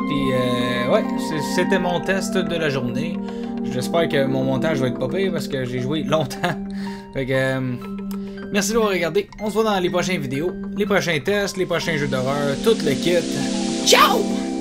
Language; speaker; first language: French; native; French